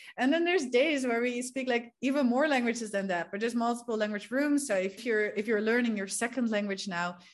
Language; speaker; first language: English; non-native, fluent; Dutch